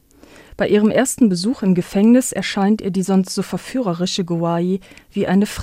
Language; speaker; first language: German; native; German